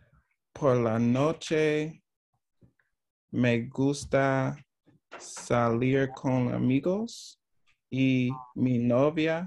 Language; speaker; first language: Spanish; non-native, learner; English